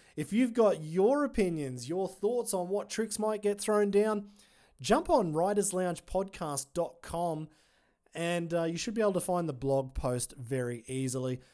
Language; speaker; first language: English; native; English